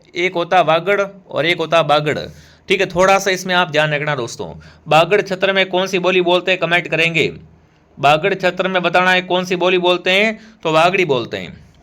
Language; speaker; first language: Hindi; native; Hindi